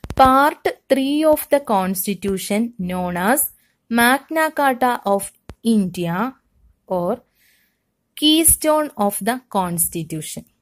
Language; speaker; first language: English; non-native, local second language; Malayalam